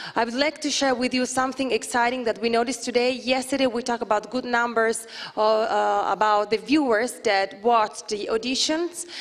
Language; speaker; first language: English; non-native, fluent; Italian